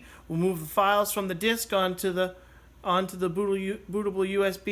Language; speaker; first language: English; native; English